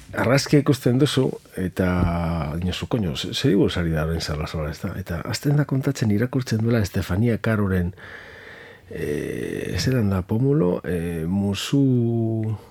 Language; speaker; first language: Basque; native; Basque